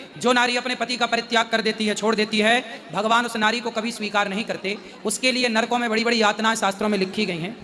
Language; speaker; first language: Hindi; native; Hindi